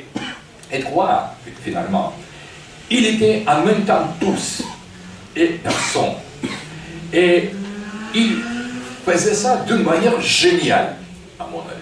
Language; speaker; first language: French; non-native, fluent; Russian